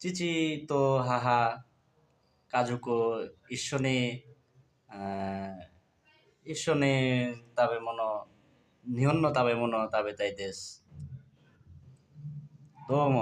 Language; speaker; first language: Japanese; non-native, learner; Bangla